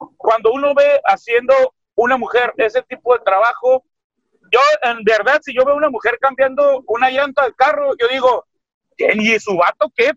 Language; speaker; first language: Spanish; native; Spanish